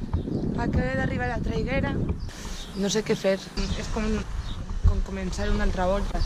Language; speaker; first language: Catalan; non-native, local second language; Spanish